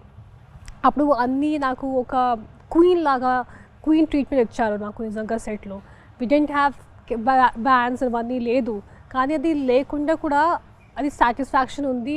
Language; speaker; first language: Telugu; non-native, local second language; Hindi